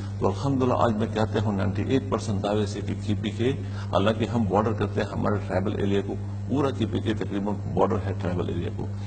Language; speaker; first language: Urdu; non-native, local second language; Pashto